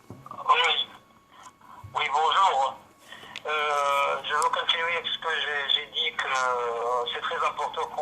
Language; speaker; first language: French; non-native, fluent; Arabic